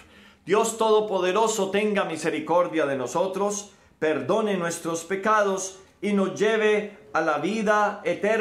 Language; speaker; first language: Spanish; native; Spanish